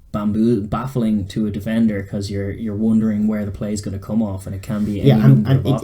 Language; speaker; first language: English; native; English